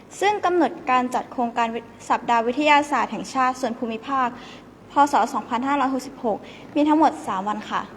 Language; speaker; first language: Thai; native; Thai